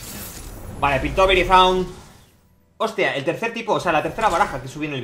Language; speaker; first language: Spanish; native; Spanish